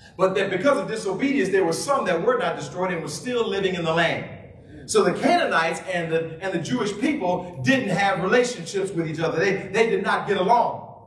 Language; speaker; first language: English; native; English